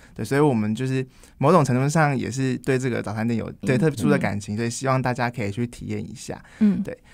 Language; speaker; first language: Chinese; native; Chinese